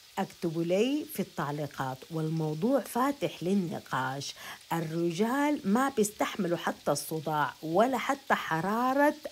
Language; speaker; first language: Arabic; native; Arabic